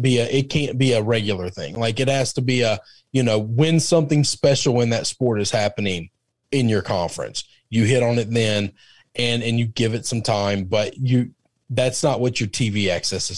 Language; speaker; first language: English; native; English